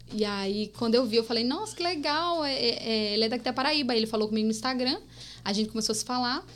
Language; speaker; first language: Portuguese; native; Portuguese